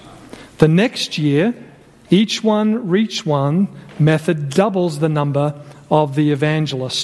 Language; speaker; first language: English; native; English